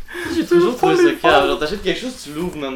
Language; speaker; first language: French; native; French